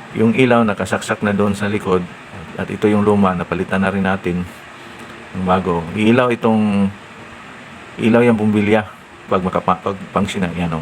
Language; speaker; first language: Filipino; non-native, local second language; Cebuano